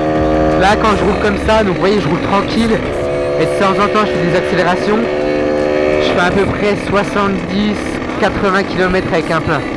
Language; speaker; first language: French; native; French